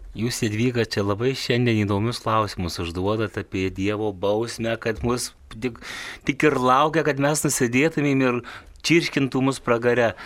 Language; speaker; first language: Lithuanian; native; Lithuanian